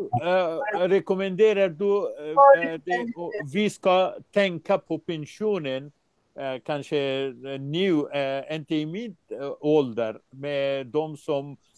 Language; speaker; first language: Swedish; non-native, fluent; Persian